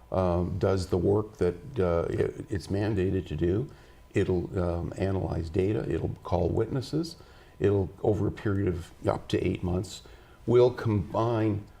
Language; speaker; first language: English; native; English